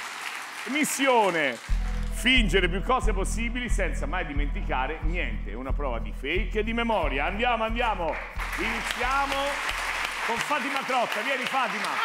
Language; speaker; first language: Italian; native; Italian